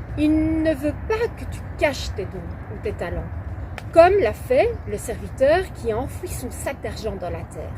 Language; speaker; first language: French; native; French